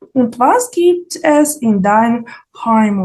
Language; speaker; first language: German; non-native, fluent; Ukrainian